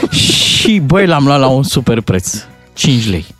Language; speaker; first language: Romanian; native; Romanian